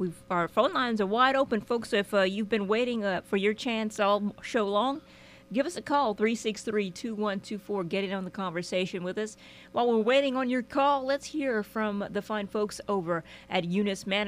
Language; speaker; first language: English; native; English